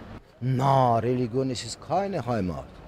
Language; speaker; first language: German; non-native, learner; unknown